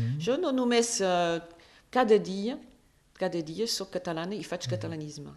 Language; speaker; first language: Catalan; non-native, local second language; French